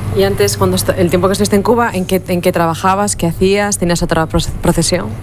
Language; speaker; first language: Spanish; native; Spanish